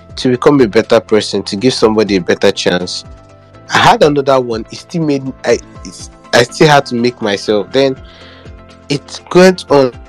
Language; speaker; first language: English; non-native, local second language; Igbo